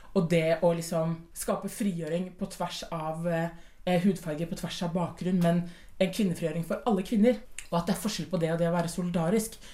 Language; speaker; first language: Norwegian; native; Norwegian